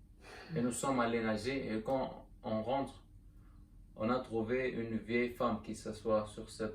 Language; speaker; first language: French; non-native, learner; German